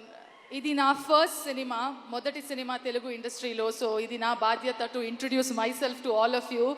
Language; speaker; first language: Telugu; non-native, learner; Kannada